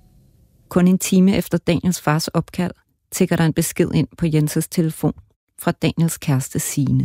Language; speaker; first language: Danish; native; Danish